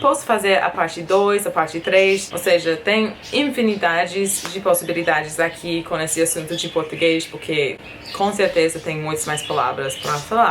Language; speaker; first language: Portuguese; non-native, fluent; English